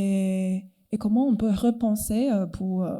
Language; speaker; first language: French; non-native, fluent; Cantonese